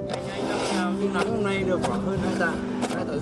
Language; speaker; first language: Vietnamese; native; Vietnamese